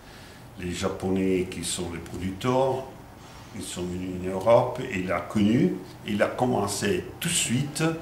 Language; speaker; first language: French; non-native, fluent; Italian